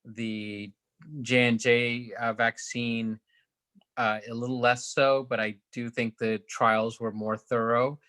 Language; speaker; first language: English; native; English